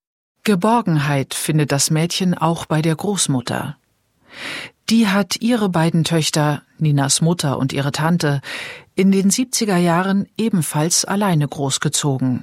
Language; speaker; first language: German; native; German